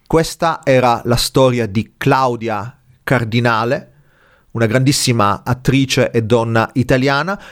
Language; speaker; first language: Italian; native; Italian